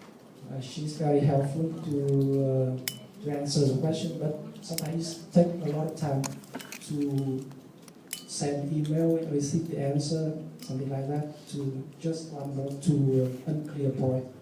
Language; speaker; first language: English; non-native, fluent; Vietnamese